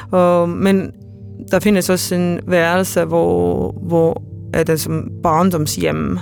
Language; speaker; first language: Danish; non-native, fluent; Estonian